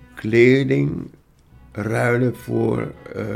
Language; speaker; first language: Dutch; early bilingual, other home language; Indonesian